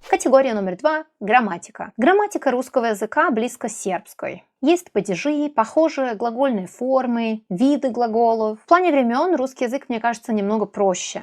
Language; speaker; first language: Russian; non-native, fluent; Serbian